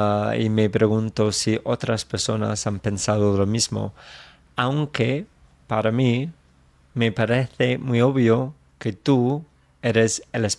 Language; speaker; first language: Spanish; non-native, fluent; English